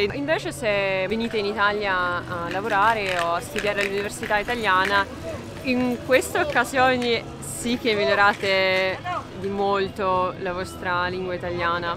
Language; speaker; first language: Italian; non-native, fluent; Russian